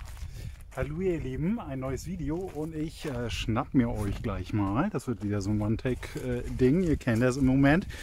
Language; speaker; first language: German; native; German